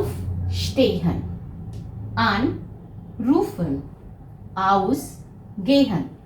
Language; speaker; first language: German; non-native, fluent; Hindi